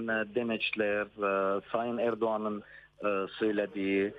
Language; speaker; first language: Turkish; non-native, fluent; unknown